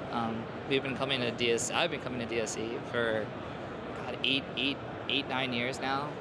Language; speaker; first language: English; native; English